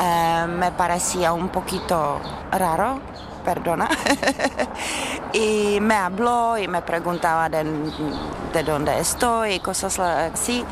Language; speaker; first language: Spanish; non-native, fluent; Czech